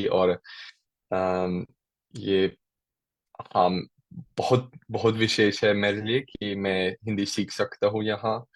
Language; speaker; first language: Hindi; non-native, learner; German